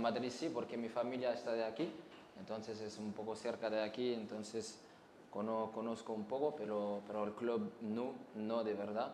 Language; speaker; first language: Spanish; non-native, learner; French